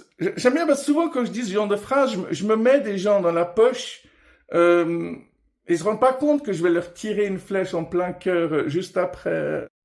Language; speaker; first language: French; early bilingual, other home language; Persian